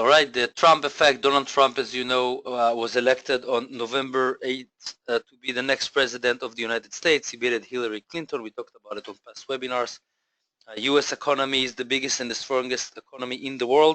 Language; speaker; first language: English; non-native, fluent; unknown